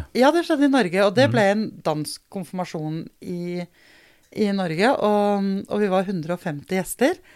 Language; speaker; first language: Norwegian; early bilingual, other home language; Danish